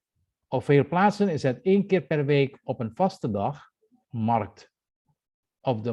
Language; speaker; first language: Dutch; non-native, fluent; Indonesian